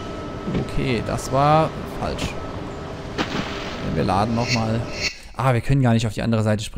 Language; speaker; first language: German; native; German